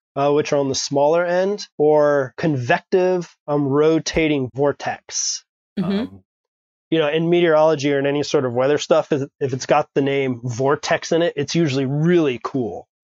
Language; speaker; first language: English; native; English